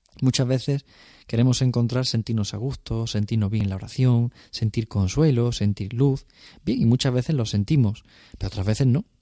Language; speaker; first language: Spanish; native; Spanish